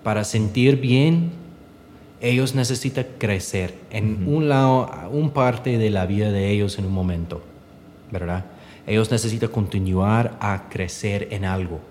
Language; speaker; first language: Spanish; non-native, learner; English